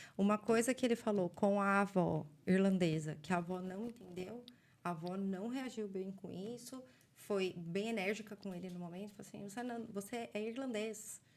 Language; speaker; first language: Portuguese; native; Portuguese